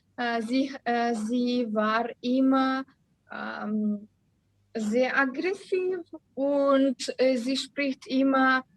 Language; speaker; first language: German; non-native, learner; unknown